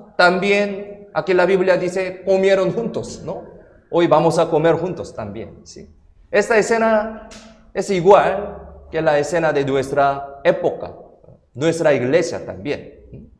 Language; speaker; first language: Spanish; non-native, fluent; Korean